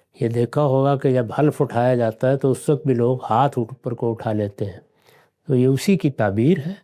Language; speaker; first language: Urdu; non-native, local second language; Punjabi